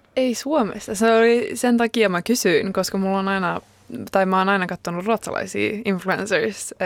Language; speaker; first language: Finnish; early bilingual, heritage; Finnish